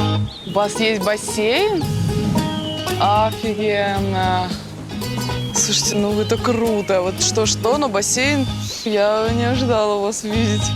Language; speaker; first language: Russian; native; Russian